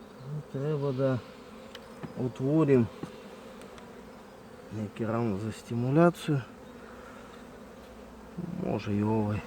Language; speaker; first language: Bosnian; non-native, learner; Russian